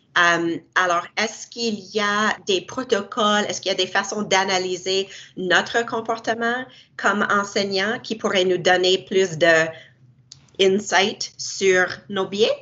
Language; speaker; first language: French; native; French